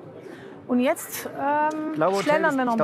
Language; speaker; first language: German; native; German